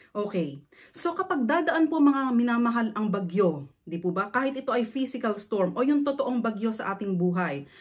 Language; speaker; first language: Filipino; native; Filipino